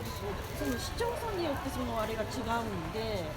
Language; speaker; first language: Japanese; native; Japanese